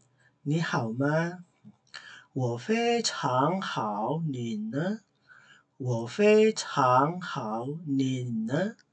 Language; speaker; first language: Chinese; non-native, fluent; Indonesian